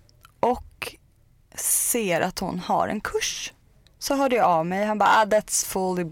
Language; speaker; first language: Swedish; early bilingual, other home language; Persian